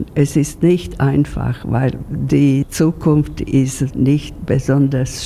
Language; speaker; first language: German; non-native, fluent; Slovak